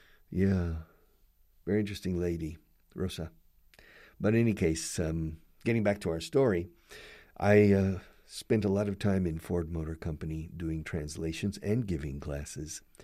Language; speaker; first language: English; native; English